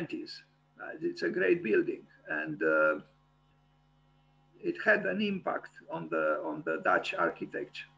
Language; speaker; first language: English; non-native, fluent; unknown